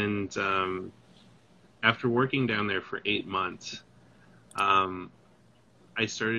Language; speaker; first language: English; native; English